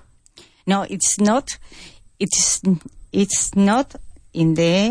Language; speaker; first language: English; non-native, learner; Spanish